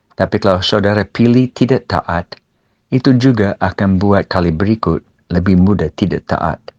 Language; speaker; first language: Malay; non-native, fluent; English